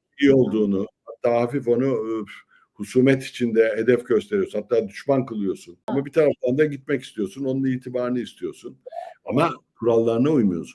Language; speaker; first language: Turkish; native; Turkish